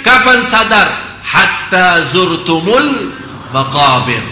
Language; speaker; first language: Indonesian; non-native, fluent; Arabic